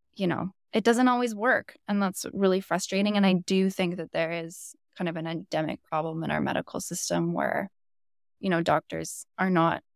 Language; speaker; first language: English; native; English